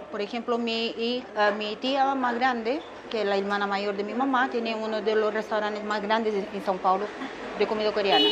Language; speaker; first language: Spanish; non-native, fluent; Korean